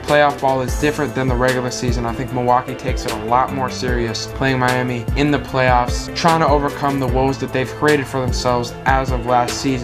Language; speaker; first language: English; native; English